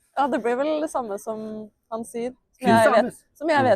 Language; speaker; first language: Norwegian; native; Norwegian